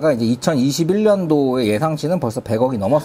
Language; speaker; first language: Korean; native; Korean